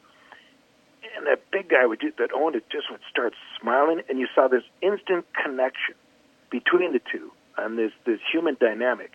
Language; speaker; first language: English; native; English